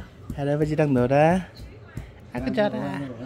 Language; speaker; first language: Korean; native; Korean